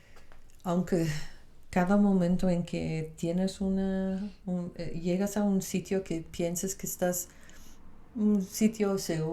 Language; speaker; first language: Spanish; non-native, fluent; Dutch